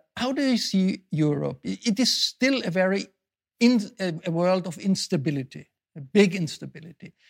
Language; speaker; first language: English; non-native, fluent; German